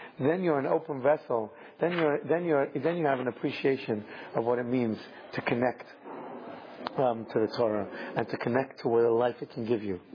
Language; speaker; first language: English; native; English